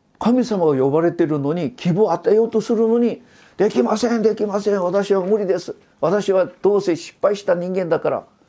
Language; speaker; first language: Japanese; non-native, fluent; Korean